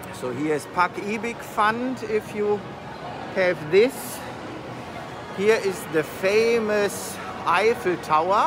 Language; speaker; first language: English; non-native, fluent; German